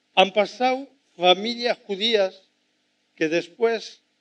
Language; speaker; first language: Spanish; non-native, fluent; French